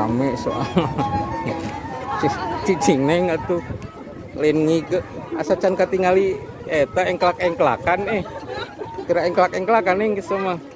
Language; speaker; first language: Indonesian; non-native, local second language; Sundanese